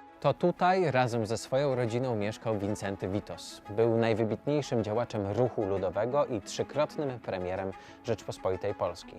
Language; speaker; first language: Polish; native; Polish